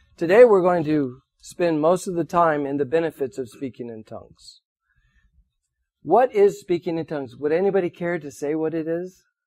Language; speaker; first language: English; native; English